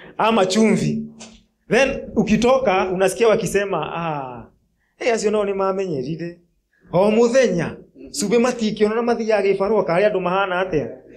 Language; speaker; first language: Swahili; non-native, local second language; Kikuyu